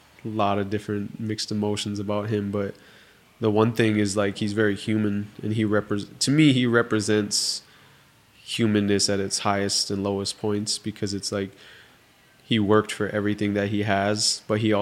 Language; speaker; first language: English; native; English